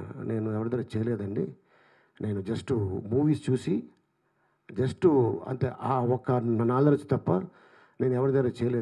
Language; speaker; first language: Telugu; native; Telugu